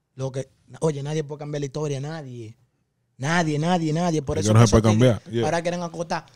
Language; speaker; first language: Spanish; native; Spanish